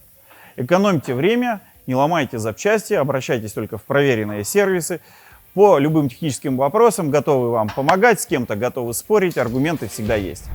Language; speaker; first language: Russian; native; Russian